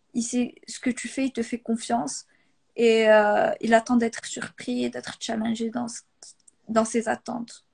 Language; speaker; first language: French; non-native, local second language; Arabic